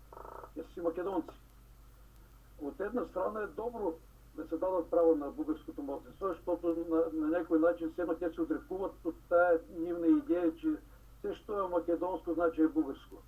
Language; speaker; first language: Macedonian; early bilingual, heritage; Macedonian